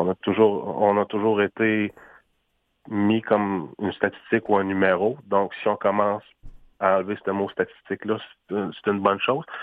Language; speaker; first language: French; non-native, local second language; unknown